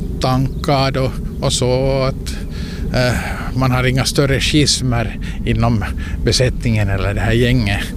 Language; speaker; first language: Swedish; native; Swedish